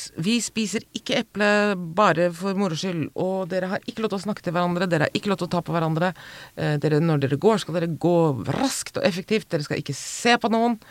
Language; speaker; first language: Norwegian; native; Norwegian